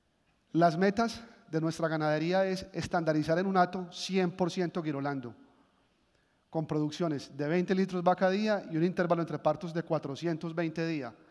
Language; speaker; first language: Spanish; native; Spanish